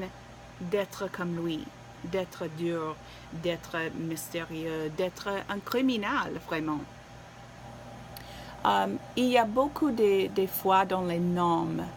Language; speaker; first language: French; non-native, learner; English